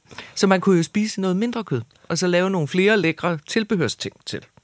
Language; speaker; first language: Danish; native; Danish